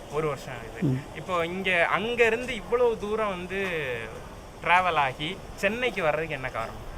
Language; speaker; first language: Tamil; native; Tamil